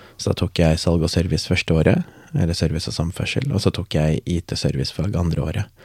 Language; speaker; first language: Norwegian; non-native, local second language; Tamil